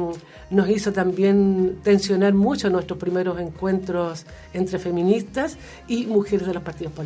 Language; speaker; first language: Spanish; native; Spanish